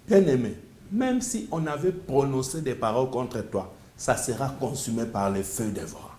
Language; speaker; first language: French; non-native, local second language; Lingala